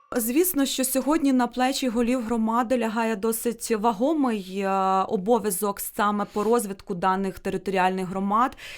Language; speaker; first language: Ukrainian; native; Ukrainian